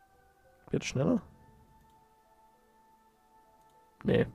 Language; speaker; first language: German; native; German